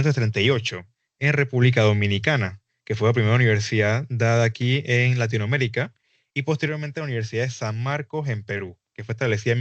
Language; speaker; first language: Spanish; native; Spanish